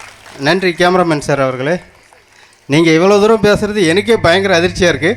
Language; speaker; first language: Tamil; native; Tamil